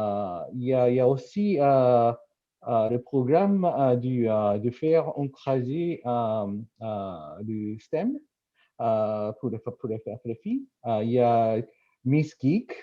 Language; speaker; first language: French; non-native, fluent; Japanese